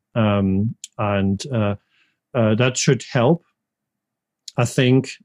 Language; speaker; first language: English; non-native, fluent; German